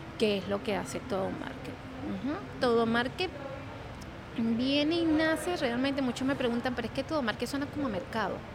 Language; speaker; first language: Spanish; native; Spanish